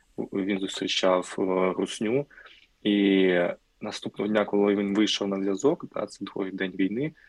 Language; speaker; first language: Ukrainian; native; Ukrainian